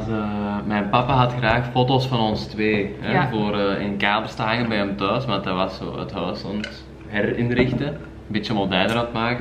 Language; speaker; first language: Dutch; native; Dutch